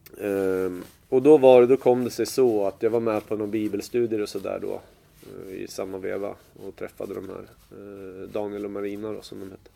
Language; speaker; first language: Swedish; native; Swedish